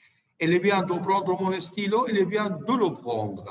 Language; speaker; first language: French; non-native, fluent; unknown